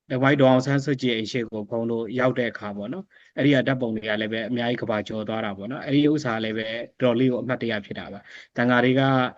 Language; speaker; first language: Burmese; native; Burmese